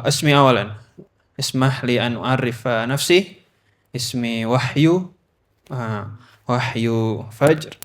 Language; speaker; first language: Arabic; non-native, learner; Indonesian